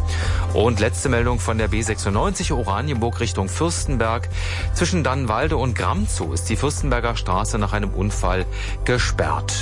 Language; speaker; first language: German; native; German